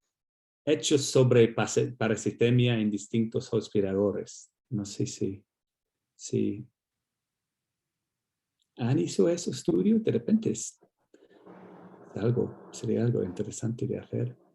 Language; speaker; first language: Spanish; non-native, fluent; English